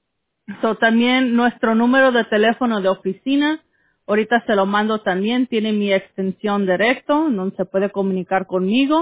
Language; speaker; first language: Spanish; early bilingual, heritage; English